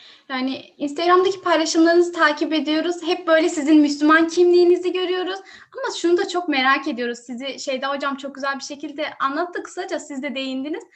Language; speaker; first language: Turkish; native; Turkish